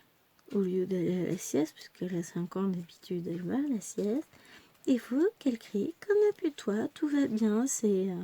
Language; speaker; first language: French; native; French